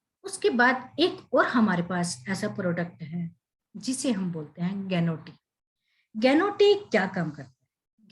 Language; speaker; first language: Hindi; native; Hindi